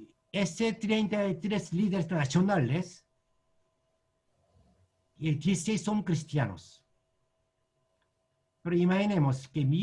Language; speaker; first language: Spanish; non-native, learner; Korean